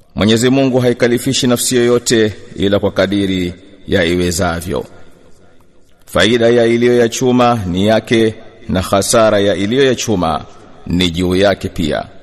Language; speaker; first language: Swahili; native; Swahili